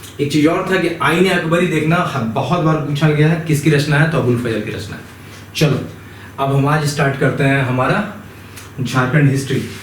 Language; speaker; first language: Hindi; native; Hindi